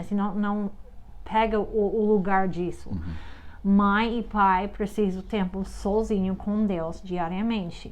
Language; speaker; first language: Portuguese; non-native, fluent; English